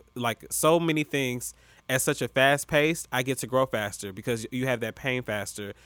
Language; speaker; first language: English; native; English